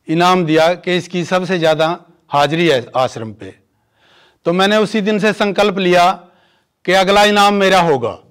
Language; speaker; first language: Hindi; native; Hindi